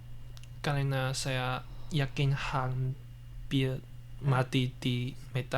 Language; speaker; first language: Indonesian; non-native, learner; Chinese